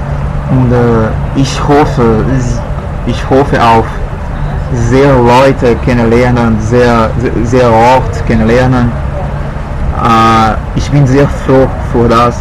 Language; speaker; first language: German; non-native, learner; Portuguese